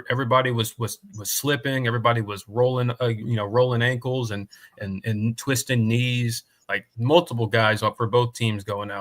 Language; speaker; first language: English; native; English